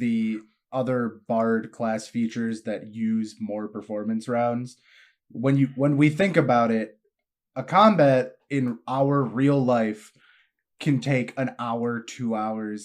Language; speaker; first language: English; native; English